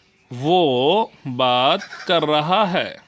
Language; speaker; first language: Hindi; non-native, learner; Bangla